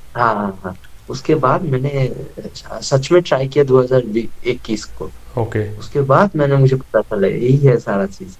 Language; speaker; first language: Hindi; non-native, local second language; Bangla